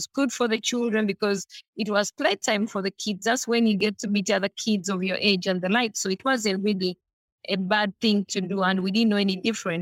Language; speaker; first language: English; non-native, local second language; Ganda